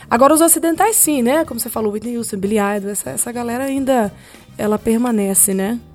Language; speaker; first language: Portuguese; early bilingual, heritage; Portuguese